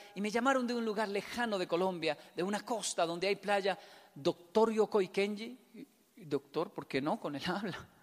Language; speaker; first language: Spanish; native; Spanish